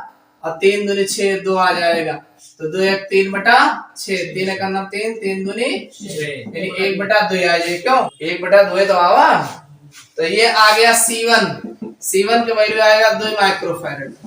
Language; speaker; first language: Hindi; native; Hindi